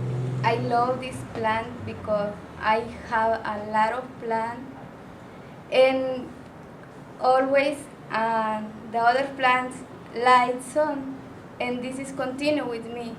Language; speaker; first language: English; non-native, learner; Spanish